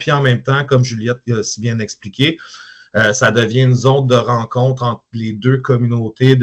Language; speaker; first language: French; native; French